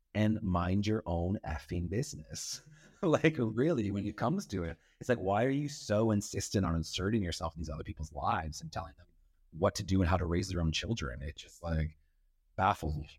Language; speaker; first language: English; native; English